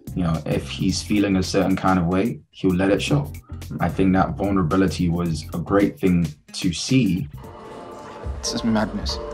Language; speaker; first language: English; native; English